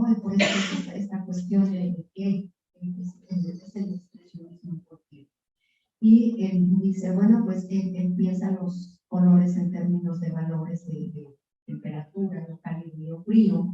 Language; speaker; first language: Spanish; native; Spanish